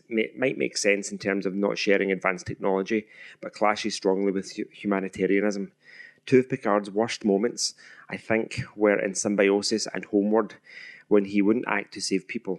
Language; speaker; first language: English; native; English